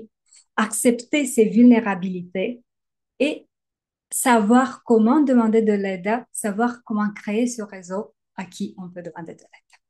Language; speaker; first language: French; native; French